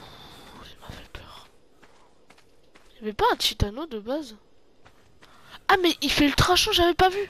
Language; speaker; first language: French; native; French